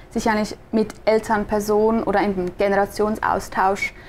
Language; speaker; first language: German; non-native, local second language; Swiss German